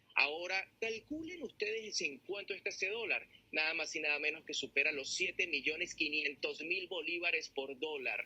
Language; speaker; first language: Spanish; native; Spanish